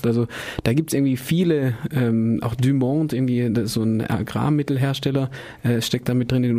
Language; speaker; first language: German; native; German